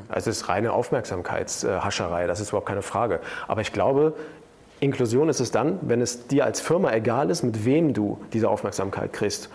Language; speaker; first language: German; early bilingual, other home language; Turkish